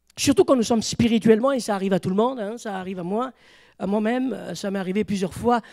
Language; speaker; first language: French; native; French